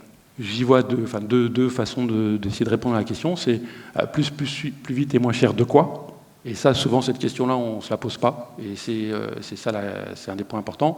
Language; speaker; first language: French; native; French